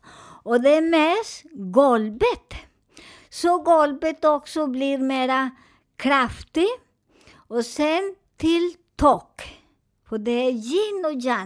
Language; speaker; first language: Swedish; non-native, fluent; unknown